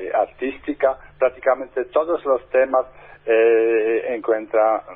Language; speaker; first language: Spanish; non-native, fluent; Polish